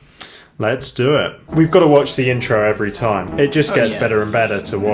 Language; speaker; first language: English; native; English